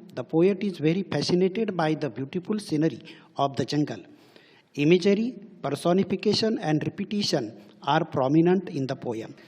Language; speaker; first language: English; non-native, local second language; Marathi